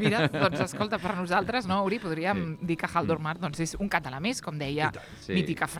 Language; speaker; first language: Catalan; native; Catalan